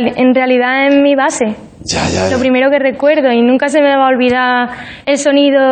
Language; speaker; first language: Spanish; native; Spanish